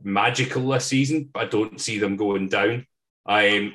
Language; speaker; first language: English; native; English